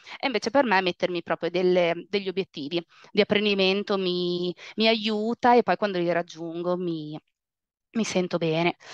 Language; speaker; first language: Italian; native; Italian